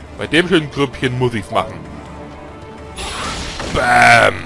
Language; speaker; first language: German; native; German